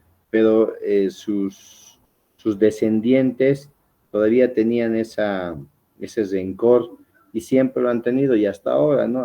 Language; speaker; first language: Spanish; native; Spanish